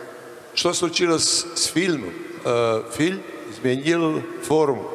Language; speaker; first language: Russian; non-native, learner; Serbian